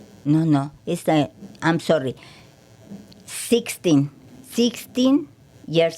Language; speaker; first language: English; non-native, learner; Spanish